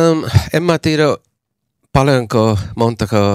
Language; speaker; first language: Finnish; non-native, learner; English